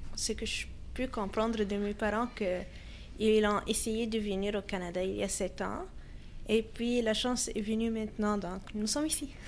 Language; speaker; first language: French; non-native, fluent; Arabic